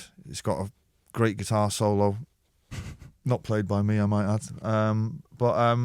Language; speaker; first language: English; native; English